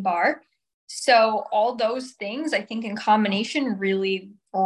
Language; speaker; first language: English; native; English